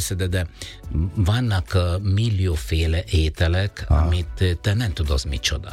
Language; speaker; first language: Hungarian; non-native, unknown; Italian